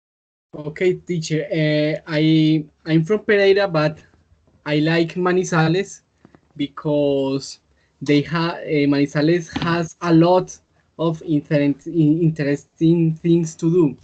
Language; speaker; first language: English; non-native, learner; Spanish